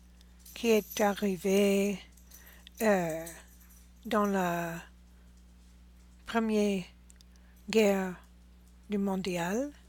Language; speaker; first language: French; non-native, learner; English